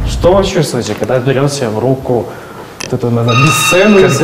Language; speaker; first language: Russian; native; Russian